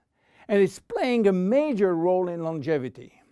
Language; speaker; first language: English; non-native, fluent; French